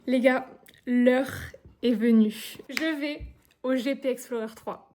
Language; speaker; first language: French; native; French